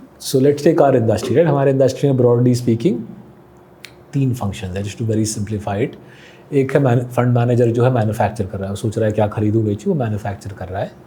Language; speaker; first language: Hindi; non-native, local second language; Bangla